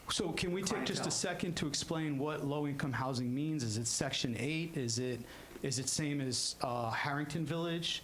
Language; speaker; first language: English; native; English